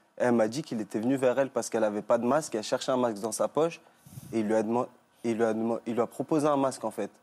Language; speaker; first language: French; native; French